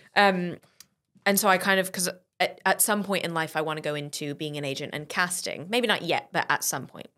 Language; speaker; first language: English; native; English